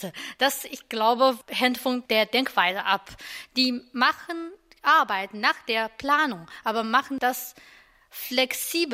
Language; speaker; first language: German; non-native, learner; Chinese